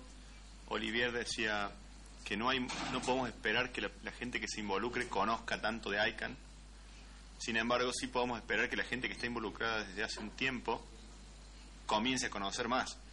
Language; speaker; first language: Spanish; native; Spanish